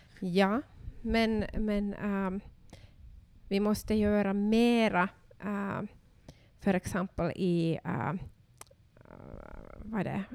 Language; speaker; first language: Swedish; non-native, local second language; Finnish